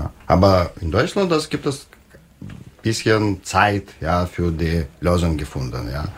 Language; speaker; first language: German; non-native, learner; Russian